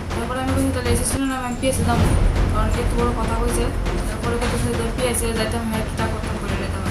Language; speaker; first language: Bangla; native; Bangla